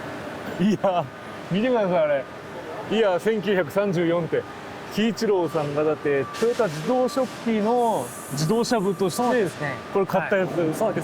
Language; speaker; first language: Japanese; native; Japanese